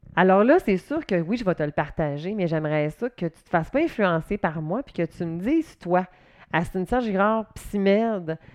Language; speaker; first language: French; native; French